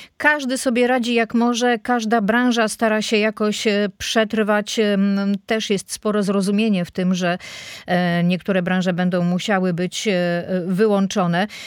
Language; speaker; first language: Polish; native; Polish